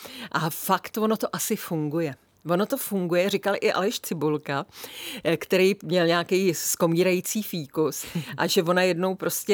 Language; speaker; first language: Czech; native; Czech